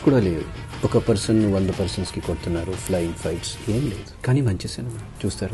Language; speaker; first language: Telugu; non-native, local second language; Hindi